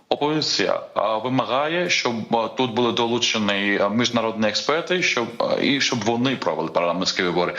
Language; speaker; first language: Ukrainian; non-native, fluent; Georgian